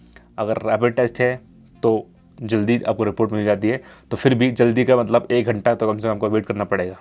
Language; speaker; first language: Hindi; native; Hindi